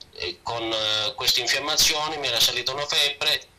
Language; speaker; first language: Italian; native; Italian